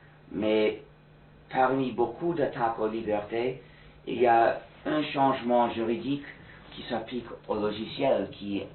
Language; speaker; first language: French; non-native, fluent; English